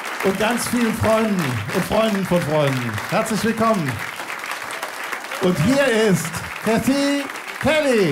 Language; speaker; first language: German; native; German